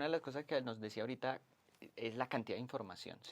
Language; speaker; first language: Spanish; native; Spanish